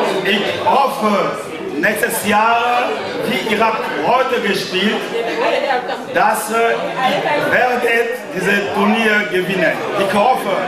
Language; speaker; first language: German; non-native, learner; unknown